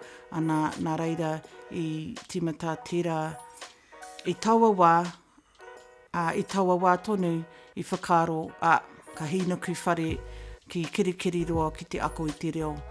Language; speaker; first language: Māori; non-native, local second language; English